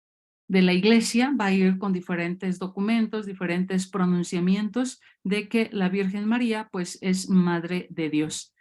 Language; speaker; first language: Spanish; native; Spanish